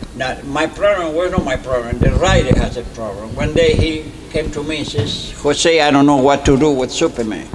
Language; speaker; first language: English; non-native, fluent; Spanish